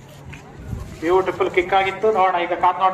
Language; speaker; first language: Kannada; native; Kannada